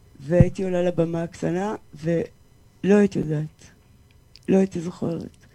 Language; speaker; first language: Hebrew; early bilingual, other home language; French